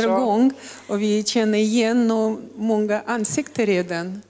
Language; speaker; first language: Swedish; non-native, learner; Russian